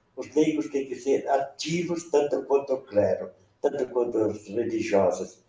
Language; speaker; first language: Portuguese; non-native, local second language; Venetian